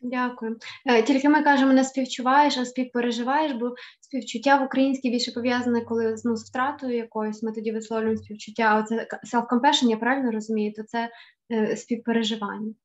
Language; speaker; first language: Ukrainian; native; Ukrainian